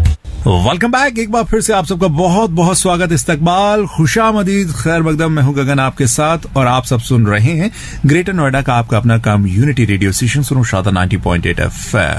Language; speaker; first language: Hindi; native; Hindi